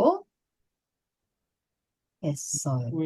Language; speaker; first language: Korean; non-native, learner; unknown